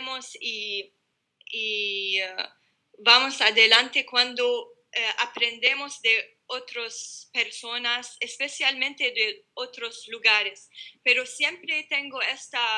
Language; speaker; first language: Spanish; non-native, learner; Arabic